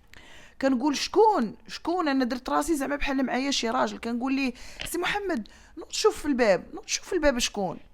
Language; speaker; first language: Arabic; native; Arabic